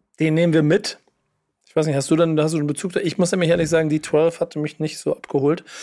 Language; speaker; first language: German; native; German